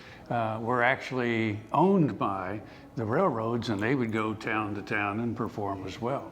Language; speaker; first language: English; native; English